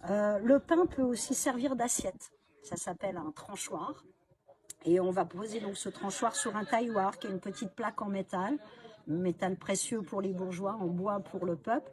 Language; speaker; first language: French; native; French